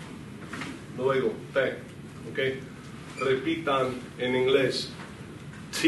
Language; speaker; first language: Spanish; non-native, fluent; English